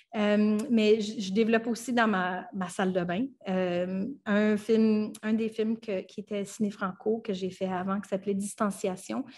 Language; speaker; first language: French; non-native, local second language; English